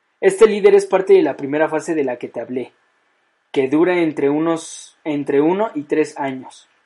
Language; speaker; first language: Spanish; native; Spanish